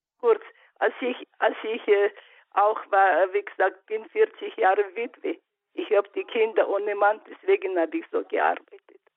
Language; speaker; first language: German; non-native, learner; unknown